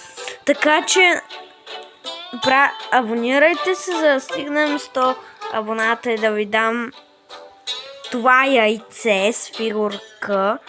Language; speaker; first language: Bulgarian; native; Bulgarian